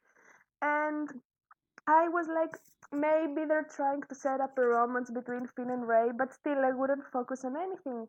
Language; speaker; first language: English; non-native, fluent; Greek